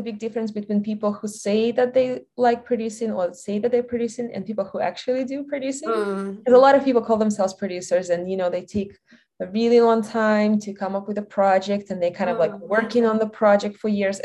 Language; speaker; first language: English; non-native, fluent; Russian